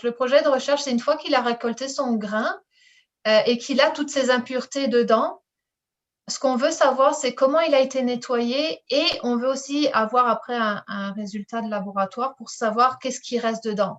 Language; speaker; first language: French; native; French